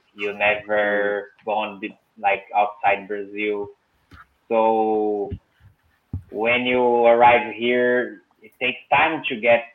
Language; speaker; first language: English; non-native, learner; Portuguese